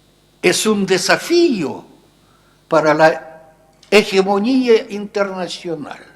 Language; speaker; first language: Spanish; non-native, fluent; Russian